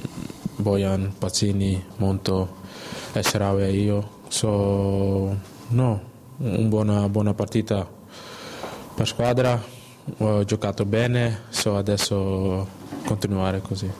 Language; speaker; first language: Italian; non-native, learner; Dutch